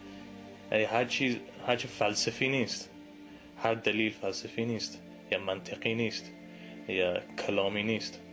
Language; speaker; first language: Persian; non-native, fluent; English